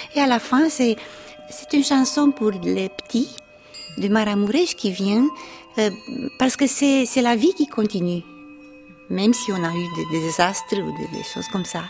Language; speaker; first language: French; non-native, fluent; Romanian